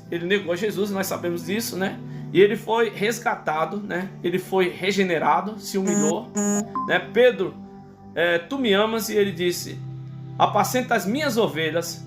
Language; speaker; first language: Portuguese; native; Portuguese